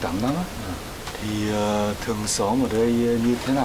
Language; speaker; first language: Vietnamese; non-native, fluent; Korean